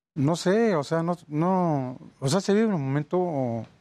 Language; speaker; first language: Spanish; native; Spanish